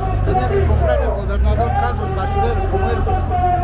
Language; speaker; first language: Spanish; native; Spanish